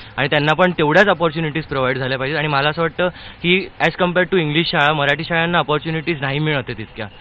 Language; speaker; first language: Marathi; native; Marathi